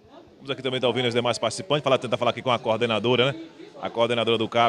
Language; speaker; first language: Portuguese; native; Portuguese